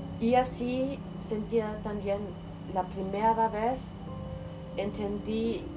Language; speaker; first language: Spanish; non-native, learner; German